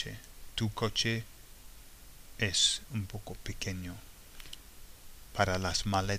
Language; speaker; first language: Spanish; non-native, fluent; English